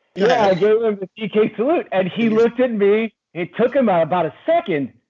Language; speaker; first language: English; native; English